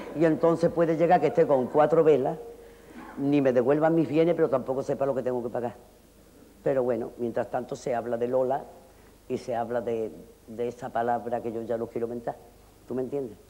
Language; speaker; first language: Spanish; native; Spanish